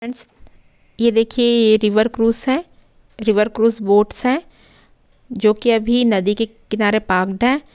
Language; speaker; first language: Hindi; native; Hindi